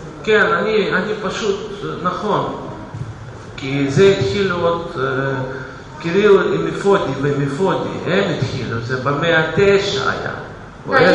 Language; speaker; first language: Hebrew; non-native, fluent; Russian